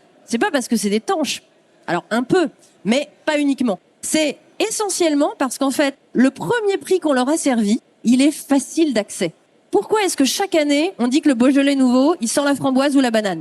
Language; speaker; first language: French; native; French